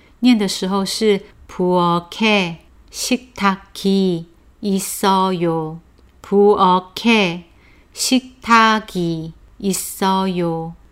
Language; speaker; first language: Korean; non-native, fluent; Chinese